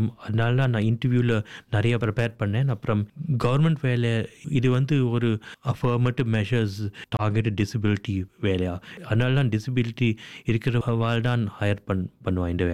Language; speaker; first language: Tamil; early bilingual, heritage; Tamil